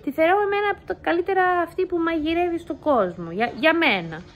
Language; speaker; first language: Greek; early bilingual, heritage; Greek